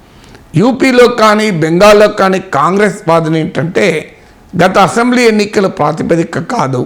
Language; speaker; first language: Telugu; native; Telugu